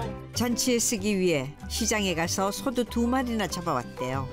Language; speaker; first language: Korean; native; Korean